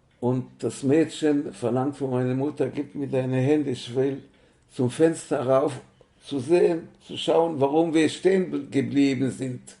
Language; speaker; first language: German; native; German